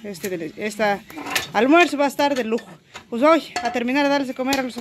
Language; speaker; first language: Spanish; native; Spanish